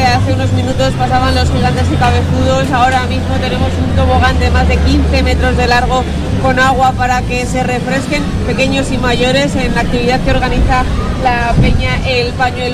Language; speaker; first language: Spanish; native; Spanish